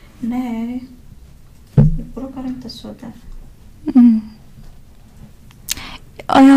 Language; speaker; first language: Swedish; non-native, learner; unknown